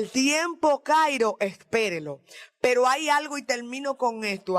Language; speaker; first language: Spanish; native; Spanish